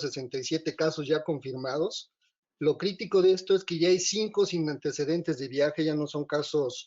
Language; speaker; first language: Spanish; native; Spanish